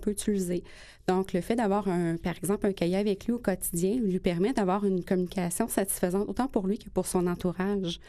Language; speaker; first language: French; native; French